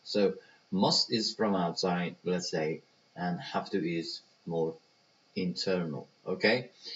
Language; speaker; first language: English; non-native, fluent; Persian